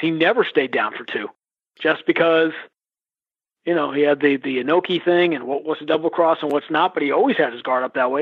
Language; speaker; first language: English; native; English